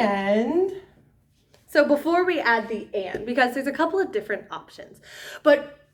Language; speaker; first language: English; native; English